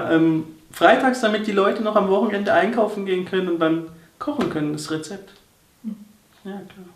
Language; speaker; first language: German; early bilingual, other home language; Turkish